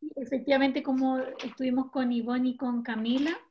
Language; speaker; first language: Spanish; native; Spanish